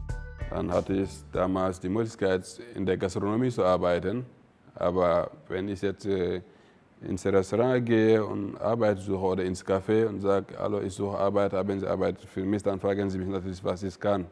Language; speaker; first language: German; non-native, fluent; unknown